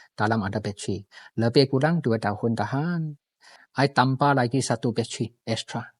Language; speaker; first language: Malay; non-native, local second language; Chinese